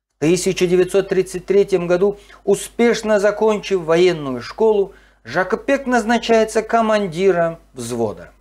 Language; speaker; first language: Russian; non-native, local second language; Kazakh